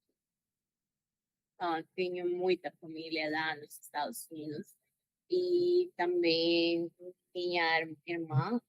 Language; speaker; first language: Portuguese; non-native, learner; Spanish